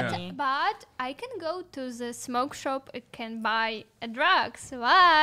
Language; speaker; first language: English; non-native, learner; Russian